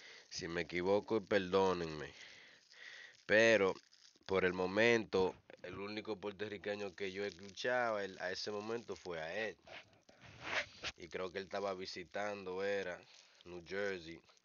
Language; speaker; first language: Spanish; early bilingual, other home language; English